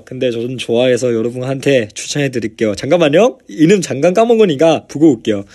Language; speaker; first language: Korean; non-native, fluent; Chinese